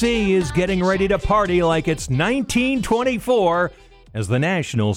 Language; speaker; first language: English; native; English